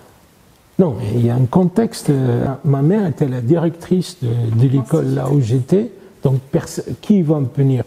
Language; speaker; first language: French; non-native, fluent; Arabic